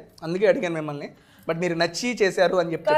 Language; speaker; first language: Telugu; native; Telugu